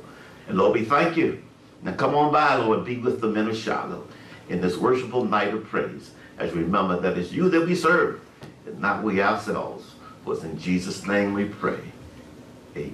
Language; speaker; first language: English; native; English